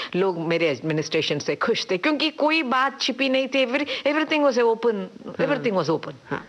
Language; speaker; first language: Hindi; non-native, local second language; Tamil